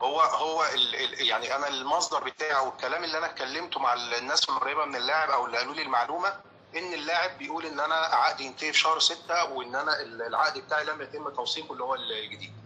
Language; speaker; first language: Arabic; native; Arabic